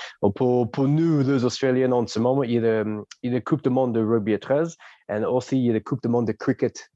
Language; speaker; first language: French; non-native, fluent; English